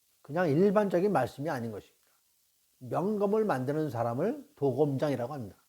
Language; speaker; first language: Korean; native; Korean